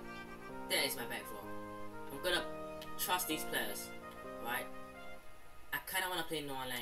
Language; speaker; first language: English; native; English